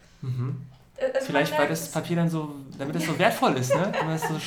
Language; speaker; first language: German; native; German